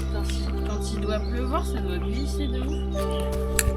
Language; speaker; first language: French; native; French